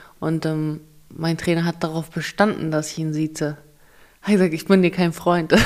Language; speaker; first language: German; early bilingual, other home language; Russian